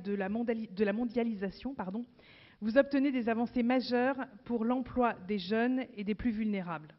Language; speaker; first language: French; native; French